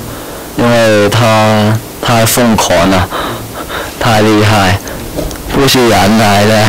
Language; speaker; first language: Chinese; non-native, local second language; Cantonese